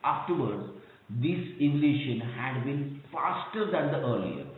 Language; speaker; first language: English; non-native, local second language; Marathi